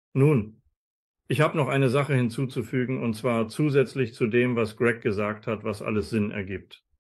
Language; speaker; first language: German; non-native, fluent; Spanish